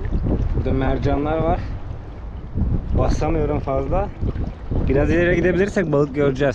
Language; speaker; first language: Turkish; native; Turkish